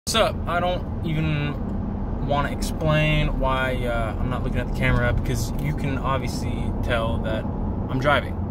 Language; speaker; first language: English; native; English